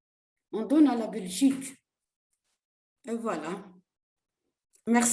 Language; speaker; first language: French; non-native, learner; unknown